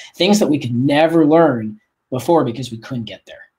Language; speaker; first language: English; native; English